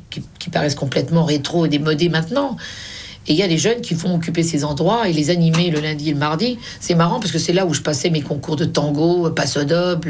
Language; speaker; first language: French; native; French